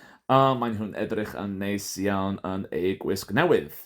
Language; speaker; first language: Welsh; non-native, learner; English